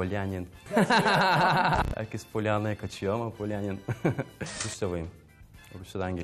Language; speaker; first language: Turkish; non-native, fluent; Russian